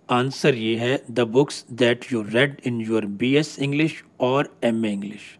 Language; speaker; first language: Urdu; non-native, local second language; Punjabi